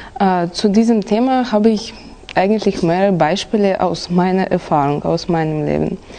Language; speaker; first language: German; non-native, fluent; Russian